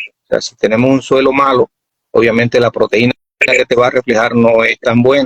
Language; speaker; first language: Spanish; native; Spanish